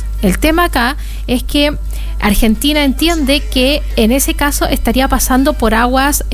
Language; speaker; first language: Spanish; native; Spanish